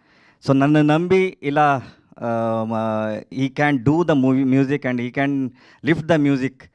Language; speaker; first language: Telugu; non-native, learner; Kannada